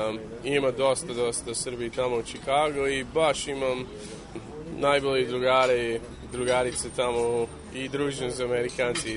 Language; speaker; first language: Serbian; early bilingual, heritage; English